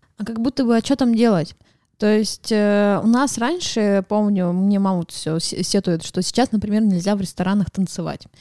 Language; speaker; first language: Russian; native; Russian